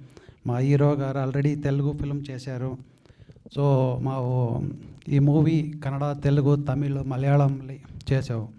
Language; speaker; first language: Telugu; non-native, learner; Kannada